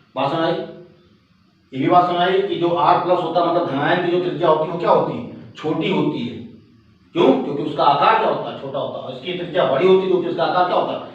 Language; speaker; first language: Hindi; native; Hindi